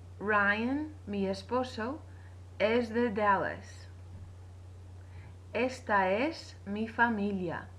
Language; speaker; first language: Spanish; non-native, fluent; English